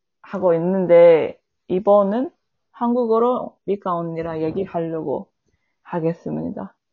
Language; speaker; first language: Korean; non-native, learner; Japanese